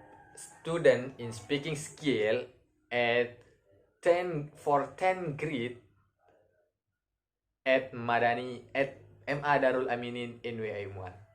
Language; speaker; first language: English; non-native, learner; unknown